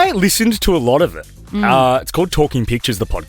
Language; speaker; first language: English; native; English